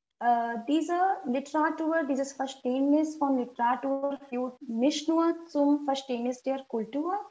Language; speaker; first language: German; non-native, fluent; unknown